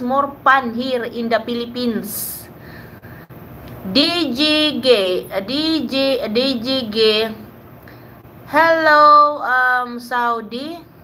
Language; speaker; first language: English; non-native, learner; Waray